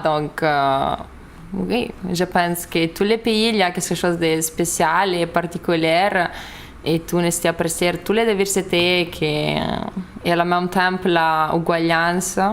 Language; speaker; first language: French; non-native, learner; Lithuanian